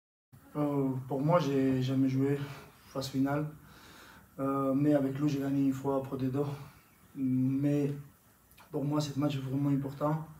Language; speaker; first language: French; non-native, learner; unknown